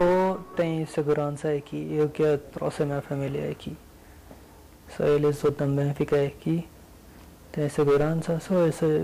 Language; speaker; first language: Portuguese; non-native, learner; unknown